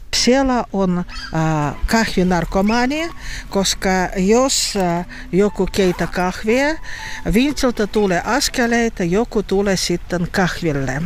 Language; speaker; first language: Finnish; non-native, learner; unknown